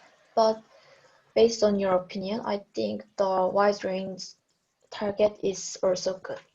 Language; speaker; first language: English; non-native, learner; Korean